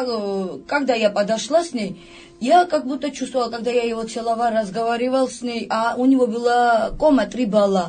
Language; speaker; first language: Russian; non-native, fluent; Georgian